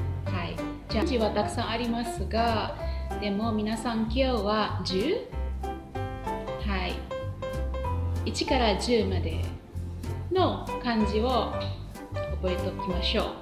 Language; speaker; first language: Japanese; non-native, fluent; Indonesian